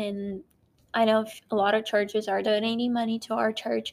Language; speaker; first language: English; non-native, fluent; Ukrainian